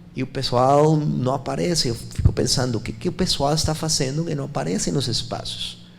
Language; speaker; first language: Portuguese; non-native, fluent; Spanish